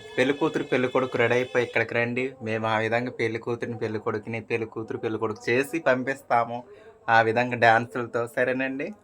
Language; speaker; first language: Telugu; non-native, local second language; Koya